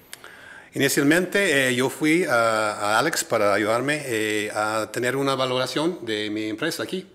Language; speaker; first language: Spanish; non-native, fluent; English